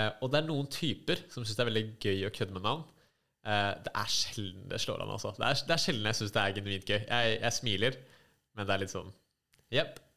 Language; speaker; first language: Norwegian; native; Norwegian